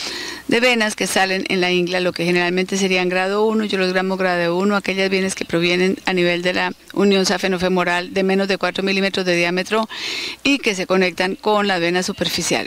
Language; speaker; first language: Spanish; native; Spanish